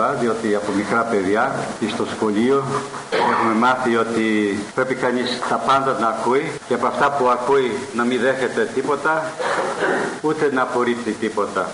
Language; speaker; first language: Greek; early bilingual, heritage; Greek